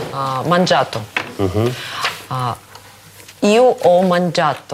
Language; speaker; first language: Italian; non-native, learner; Russian